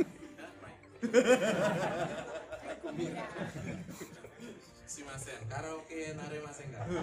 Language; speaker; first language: Japanese; non-native, learner; Indonesian